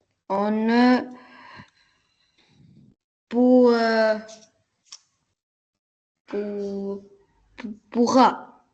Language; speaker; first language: French; non-native, learner; Arabic